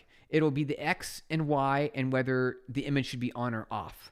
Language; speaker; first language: English; native; English